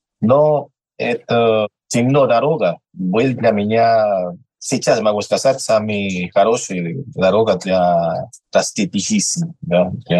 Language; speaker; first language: Russian; non-native, learner; Spanish